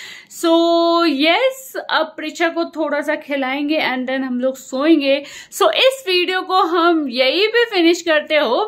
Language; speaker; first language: Hindi; native; Hindi